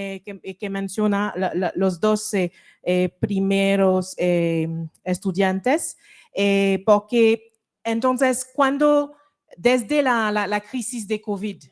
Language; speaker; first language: Spanish; non-native, fluent; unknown